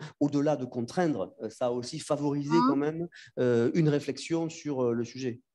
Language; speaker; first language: French; native; French